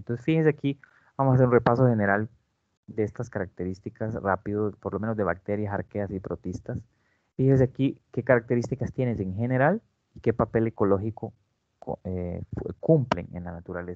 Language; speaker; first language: Spanish; native; Spanish